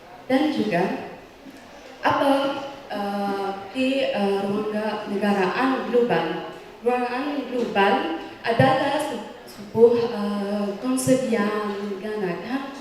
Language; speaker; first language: Indonesian; non-native, fluent; Arabic